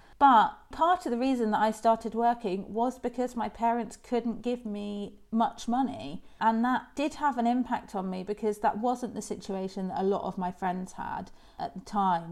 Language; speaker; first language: English; native; English